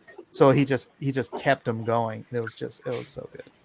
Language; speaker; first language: English; native; English